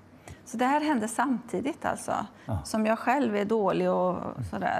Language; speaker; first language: Swedish; native; Swedish